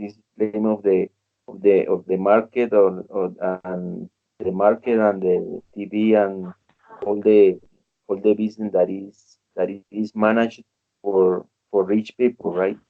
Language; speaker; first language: English; non-native, learner; Spanish